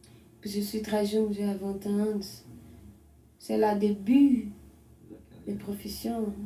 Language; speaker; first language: French; non-native, learner; Portuguese